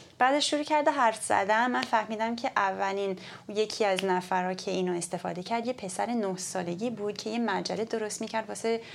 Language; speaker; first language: Persian; early bilingual, heritage; Persian